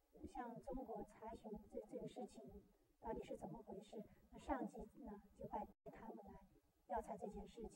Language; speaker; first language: Chinese; native; Chinese